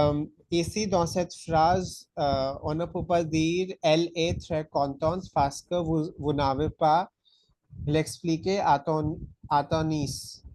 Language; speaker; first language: French; non-native, fluent; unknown